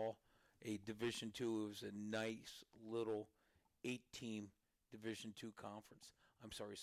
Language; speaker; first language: English; native; English